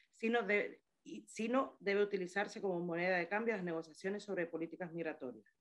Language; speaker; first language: Spanish; native; Spanish